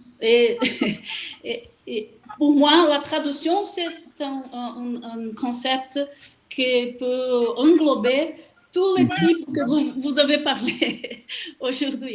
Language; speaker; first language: French; non-native, fluent; Portuguese